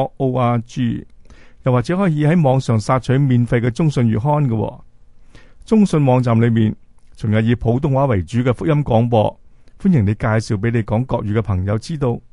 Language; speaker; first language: Chinese; native; Chinese